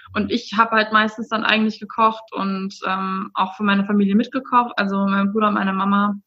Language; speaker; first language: German; native; German